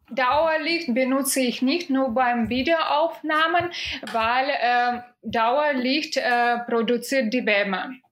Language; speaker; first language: German; non-native, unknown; Russian